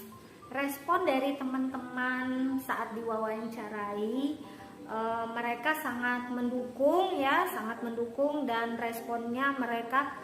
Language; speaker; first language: Indonesian; native; Indonesian